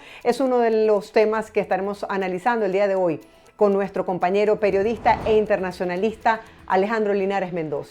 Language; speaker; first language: Spanish; native; Spanish